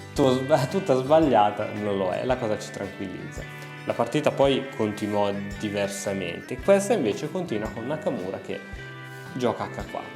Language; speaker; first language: Italian; native; Italian